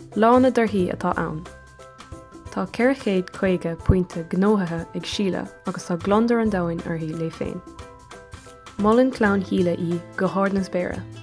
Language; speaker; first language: Irish; non-native, local second language; English